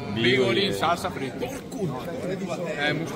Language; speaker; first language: Italian; native; Italian